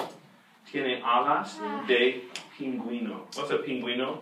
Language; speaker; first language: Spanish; non-native, fluent; English